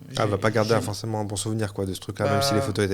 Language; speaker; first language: French; native; French